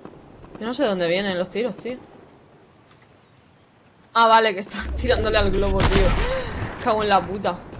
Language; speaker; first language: Spanish; native; Spanish